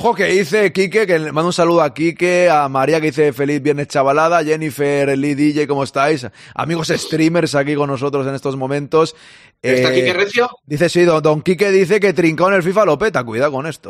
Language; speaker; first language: Spanish; native; Spanish